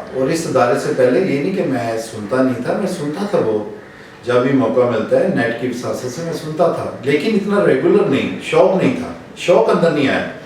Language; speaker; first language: Urdu; non-native, local second language; Punjabi